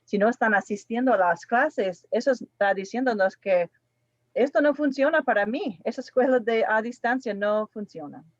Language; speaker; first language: Spanish; non-native, fluent; English